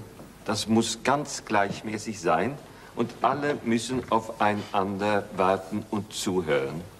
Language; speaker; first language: German; non-native, fluent; Swedish